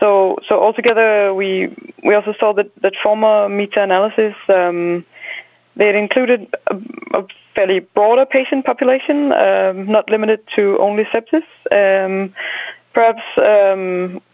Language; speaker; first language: English; non-native, fluent; Danish